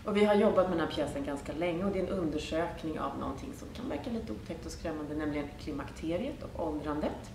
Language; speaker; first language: Swedish; native; Swedish